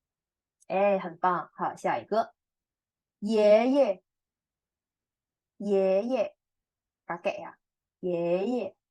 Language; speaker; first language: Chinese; non-native, fluent; Indonesian